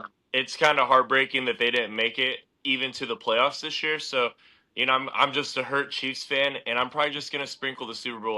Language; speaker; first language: English; native; English